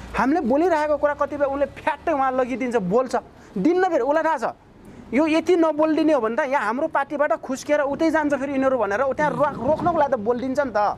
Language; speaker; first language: Nepali; non-native, local second language; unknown